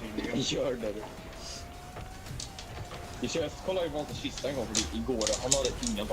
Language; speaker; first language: Swedish; native; Swedish